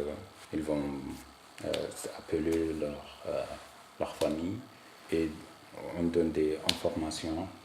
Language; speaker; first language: French; non-native, learner; Arabic